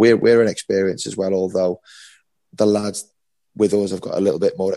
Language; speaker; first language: English; native; English